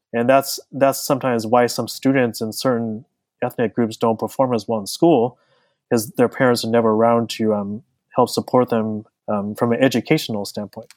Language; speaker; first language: English; native; English